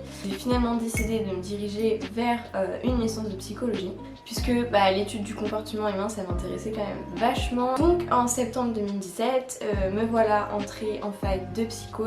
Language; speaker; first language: French; native; French